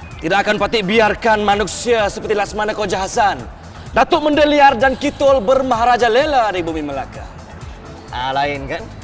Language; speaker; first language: Malay; native; Malay